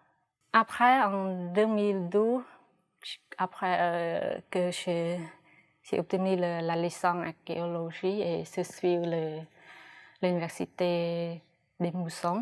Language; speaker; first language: French; non-native, fluent; Khmer